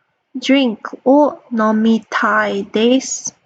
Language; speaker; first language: Japanese; non-native, fluent; English